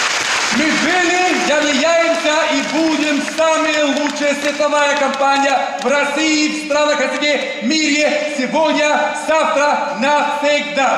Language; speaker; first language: Russian; non-native, learner; Swedish